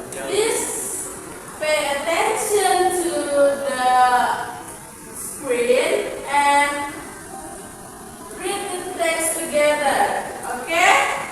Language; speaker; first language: English; non-native, fluent; Indonesian